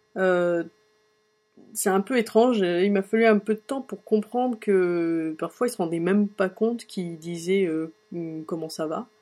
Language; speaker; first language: French; native; French